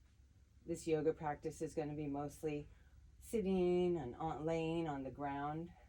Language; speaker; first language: English; native; English